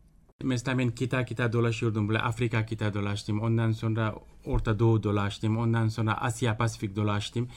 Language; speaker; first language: Turkish; non-native, fluent; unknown